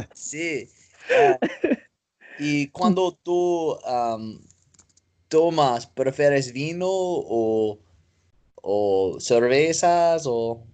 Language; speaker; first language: Spanish; non-native, learner; English